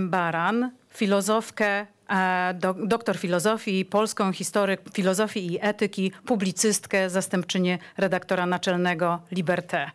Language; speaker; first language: Polish; native; Polish